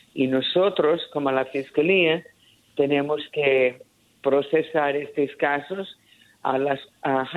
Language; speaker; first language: Spanish; early bilingual, heritage; Spanish